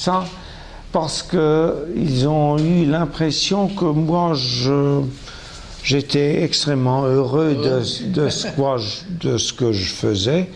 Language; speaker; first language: French; non-native, local second language; German